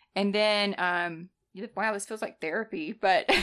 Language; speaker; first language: English; native; English